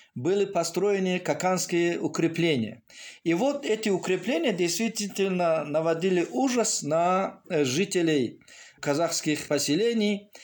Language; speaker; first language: Russian; non-native, local second language; Tajik